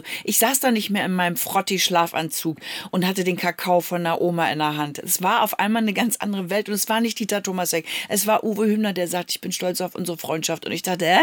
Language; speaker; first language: German; native; German